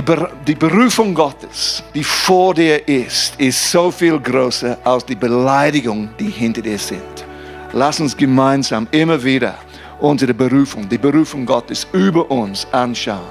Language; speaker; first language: German; non-native, fluent; English